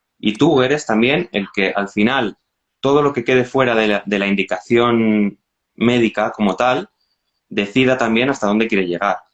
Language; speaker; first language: Spanish; native; Spanish